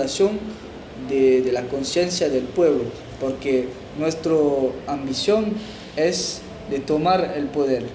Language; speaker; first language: Spanish; non-native, fluent; French